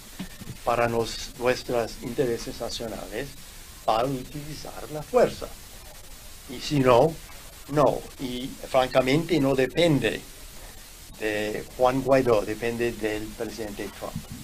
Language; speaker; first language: Spanish; non-native, fluent; English